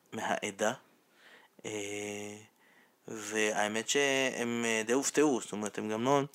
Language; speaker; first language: Hebrew; non-native, fluent; Russian